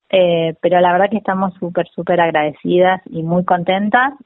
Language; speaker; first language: Spanish; native; Spanish